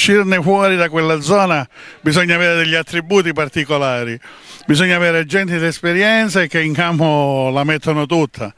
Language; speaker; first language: Italian; native; Italian